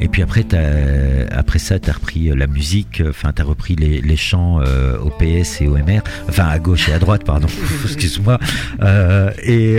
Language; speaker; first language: French; native; French